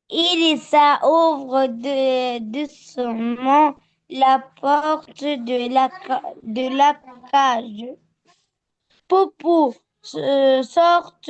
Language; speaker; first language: French; non-native, learner; Arabic